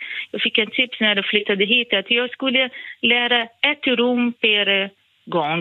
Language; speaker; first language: Swedish; non-native, fluent; Portuguese